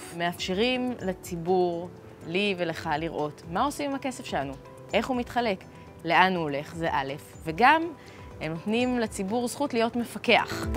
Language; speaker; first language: Hebrew; native; Hebrew